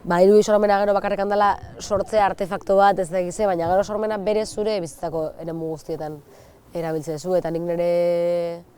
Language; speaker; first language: Basque; native; Basque